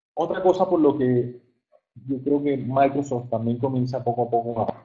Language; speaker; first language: Spanish; native; Spanish